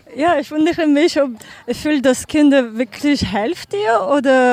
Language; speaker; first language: German; non-native, learner; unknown